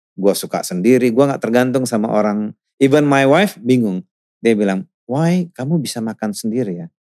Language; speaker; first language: Indonesian; native; Indonesian